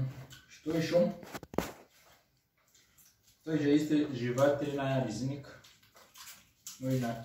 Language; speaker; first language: Russian; non-native, learner; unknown